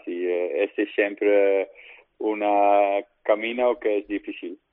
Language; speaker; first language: Spanish; non-native, learner; Dutch